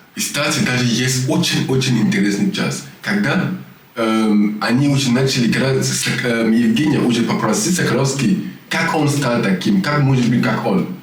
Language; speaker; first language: Russian; non-native, learner; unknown